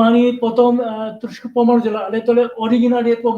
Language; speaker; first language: Czech; non-native, learner; Korean